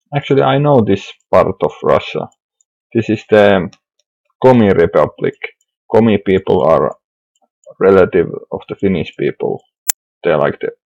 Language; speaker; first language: English; non-native, fluent; Finnish